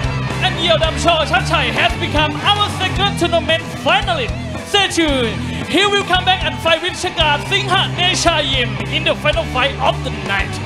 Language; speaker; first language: English; non-native, fluent; Thai